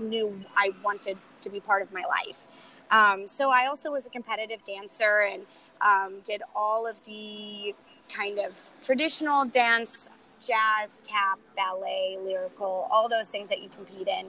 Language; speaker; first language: English; native; English